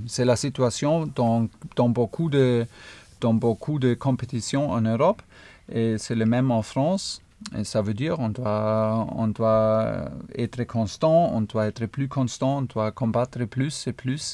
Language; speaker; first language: French; non-native, fluent; German